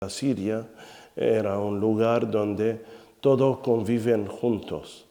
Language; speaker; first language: Spanish; non-native, fluent; Arabic